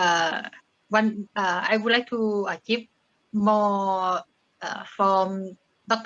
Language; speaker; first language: English; non-native, learner; Thai